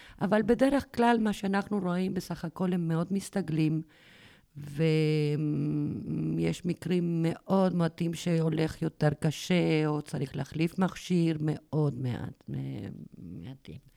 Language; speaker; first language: Hebrew; non-native, fluent; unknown